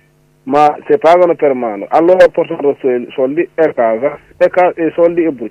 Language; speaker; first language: Italian; non-native, learner; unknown